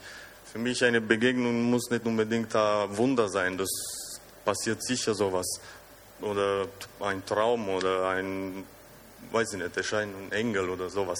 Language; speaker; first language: German; non-native, fluent; Romanian